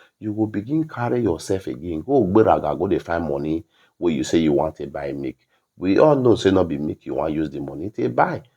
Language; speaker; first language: Nigerian Pidgin; native; Nigerian Pidgin